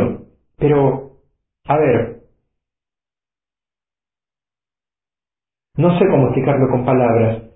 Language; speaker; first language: Spanish; native; Spanish